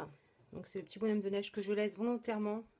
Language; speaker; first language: French; native; French